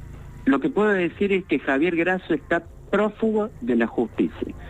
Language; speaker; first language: Spanish; native; Spanish